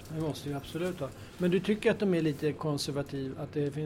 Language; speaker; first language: Swedish; native; Swedish